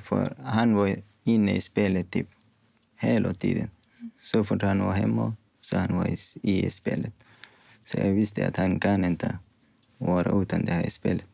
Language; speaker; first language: Swedish; non-native, fluent; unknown